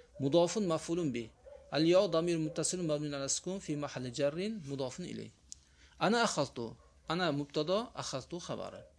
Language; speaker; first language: Arabic; non-native, fluent; Uzbek